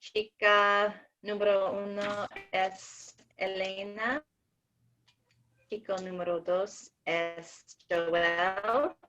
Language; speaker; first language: Spanish; non-native, learner; English